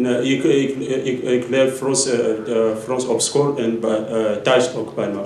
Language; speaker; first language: Dutch; non-native, learner; Lingala